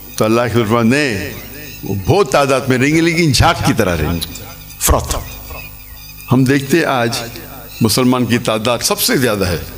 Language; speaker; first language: Urdu; non-native, local second language; English